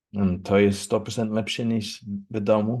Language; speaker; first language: Polish; non-native, learner; English